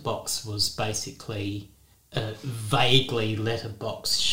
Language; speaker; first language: English; native; English